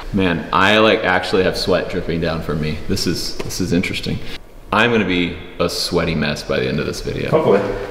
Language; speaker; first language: English; native; English